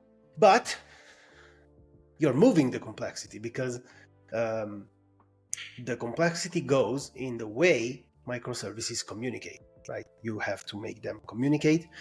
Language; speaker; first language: English; non-native, fluent; Italian